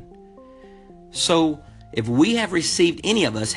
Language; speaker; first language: English; native; English